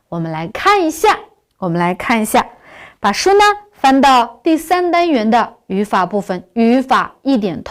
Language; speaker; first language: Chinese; non-native, local second language; Uyghur